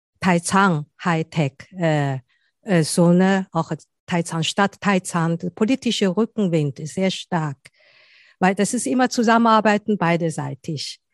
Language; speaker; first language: German; non-native, fluent; Chinese